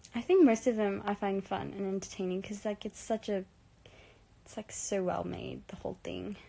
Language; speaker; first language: English; early bilingual, other home language; Korean